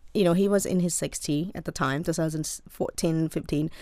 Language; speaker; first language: English; non-native, fluent; Khmer